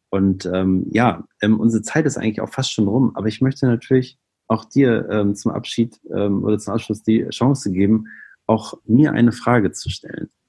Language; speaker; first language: German; native; German